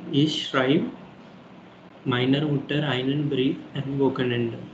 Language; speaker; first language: German; non-native, learner; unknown